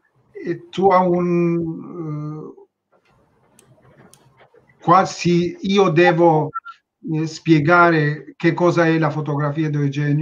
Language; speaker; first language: Italian; non-native, learner; Turkish